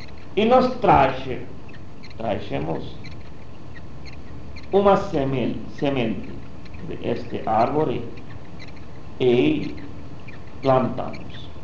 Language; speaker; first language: Portuguese; non-native, learner; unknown